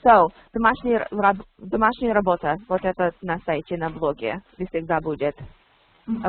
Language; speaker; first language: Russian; non-native, learner; English